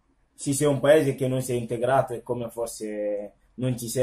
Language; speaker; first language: Italian; non-native, learner; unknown